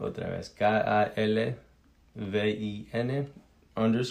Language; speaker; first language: Spanish; early bilingual, heritage; Spanish